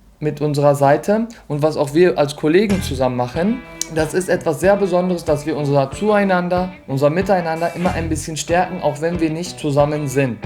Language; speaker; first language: German; non-native, fluent; Turkish